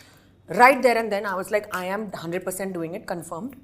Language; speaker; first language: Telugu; non-native, local second language; Hindi